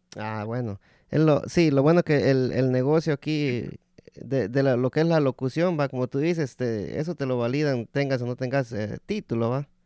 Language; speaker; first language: Spanish; native; Spanish